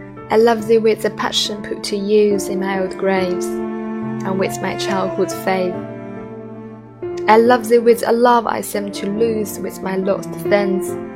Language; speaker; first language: English; non-native, fluent; Chinese